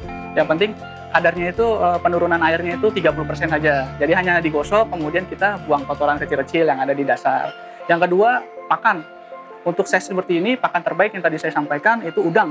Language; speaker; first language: Indonesian; native; Indonesian